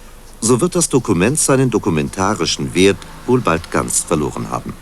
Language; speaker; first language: German; native; German